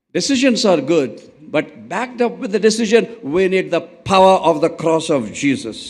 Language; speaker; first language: English; non-native, local second language; Telugu